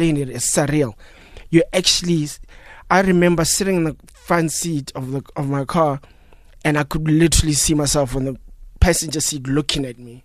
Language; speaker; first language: English; non-native, local second language; Northern Sotho